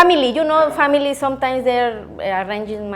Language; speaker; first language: English; non-native, learner; Spanish